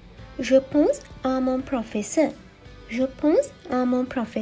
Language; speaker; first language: French; non-native, learner; Sinhala